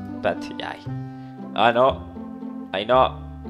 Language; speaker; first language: Spanish; native; Spanish